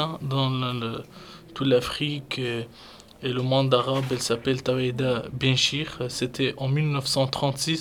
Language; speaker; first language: French; non-native, local second language; Arabic